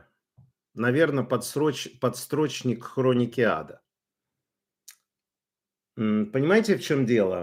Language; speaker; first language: Russian; native; Russian